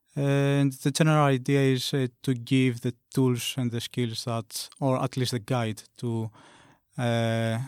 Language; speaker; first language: English; non-native, fluent; Greek